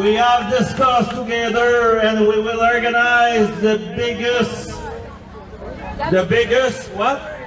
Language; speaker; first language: English; non-native, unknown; French